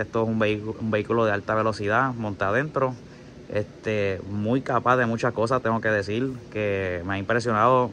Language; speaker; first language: Spanish; native; Spanish